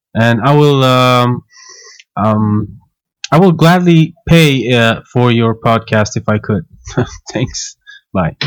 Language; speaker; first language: English; non-native, fluent; Hebrew